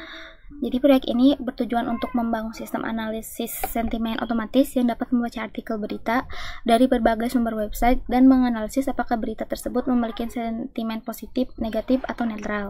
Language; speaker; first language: Indonesian; native; Indonesian